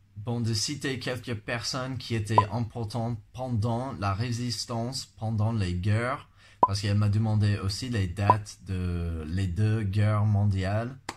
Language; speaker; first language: French; non-native, fluent; English